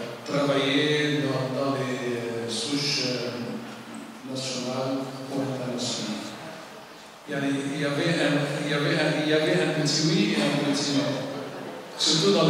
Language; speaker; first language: French; non-native, local second language; Arabic